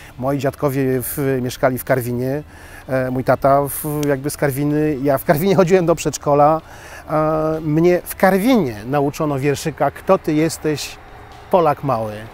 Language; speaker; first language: Polish; native; Polish